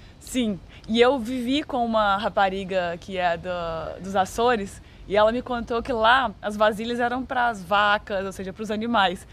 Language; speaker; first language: Portuguese; native; Portuguese